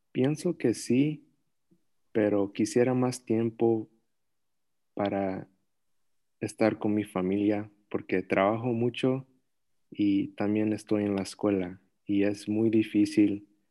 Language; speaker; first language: Spanish; early bilingual, heritage; Spanish